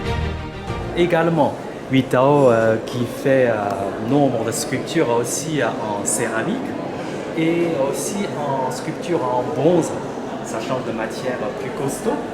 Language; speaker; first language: French; non-native, learner; Chinese